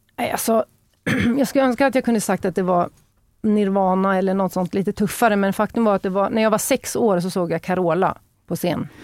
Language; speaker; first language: Swedish; native; Swedish